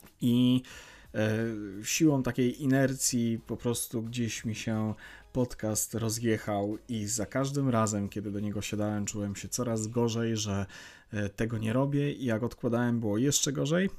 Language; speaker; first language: Polish; native; Polish